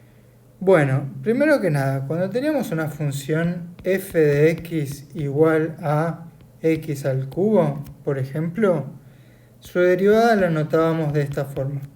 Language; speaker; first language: Spanish; native; Spanish